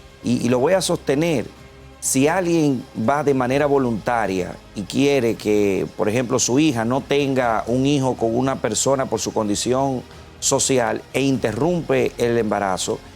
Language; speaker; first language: Spanish; native; Spanish